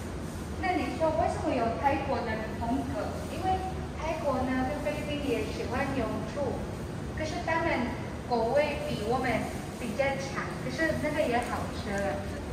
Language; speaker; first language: Chinese; non-native, fluent; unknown